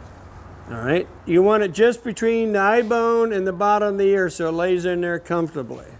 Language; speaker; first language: English; native; English